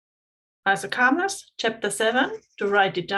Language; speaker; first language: English; non-native, fluent; German